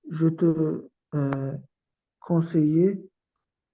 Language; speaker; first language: French; non-native, learner; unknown